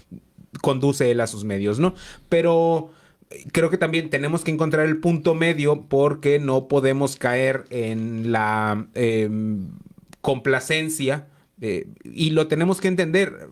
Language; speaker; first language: Spanish; native; Spanish